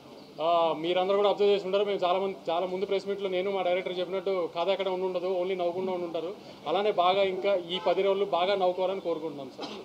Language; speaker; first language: Telugu; native; Telugu